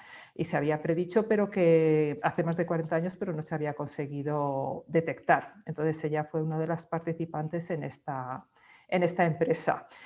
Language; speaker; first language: Spanish; native; Spanish